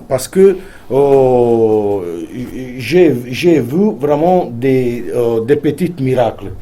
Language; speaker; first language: French; non-native, fluent; Italian